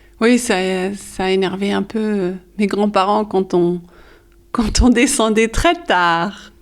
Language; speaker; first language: French; early bilingual, heritage; French